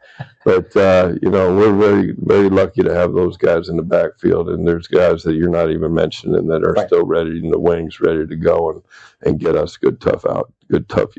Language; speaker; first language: English; native; English